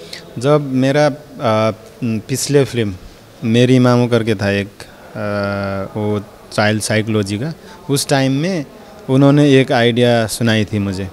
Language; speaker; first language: Hindi; non-native, learner; Nepali